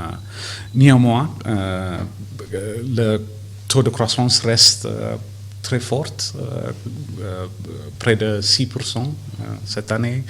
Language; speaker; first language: French; non-native, fluent; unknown